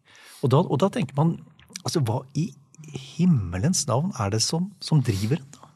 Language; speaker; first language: Norwegian; native; Norwegian